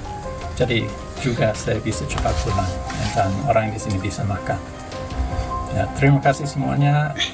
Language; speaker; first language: Indonesian; non-native, learner; English